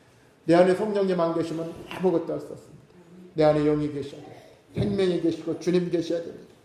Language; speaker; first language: Korean; native; Korean